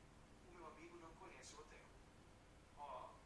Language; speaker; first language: Portuguese; non-native, learner; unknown